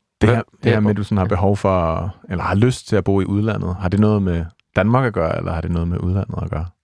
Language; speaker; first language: Danish; native; Danish